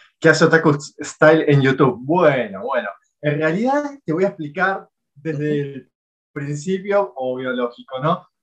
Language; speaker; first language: Spanish; native; Spanish